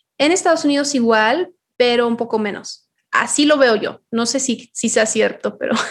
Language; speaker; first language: Spanish; non-native, fluent; English